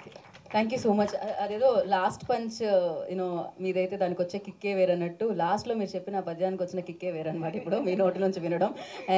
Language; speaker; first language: Telugu; native; Telugu